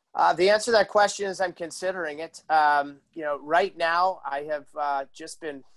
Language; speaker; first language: English; native; English